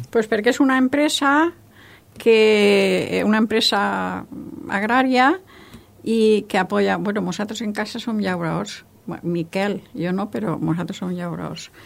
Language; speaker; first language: Catalan; native; Catalan